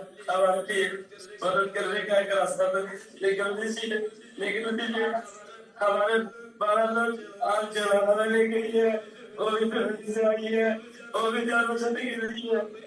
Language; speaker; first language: Hindi; non-native, learner; Rohingya